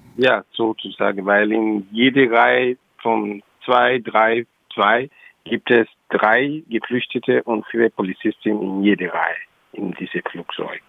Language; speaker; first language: German; non-native, local second language; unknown